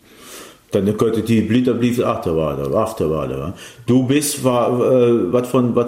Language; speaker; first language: German; native; German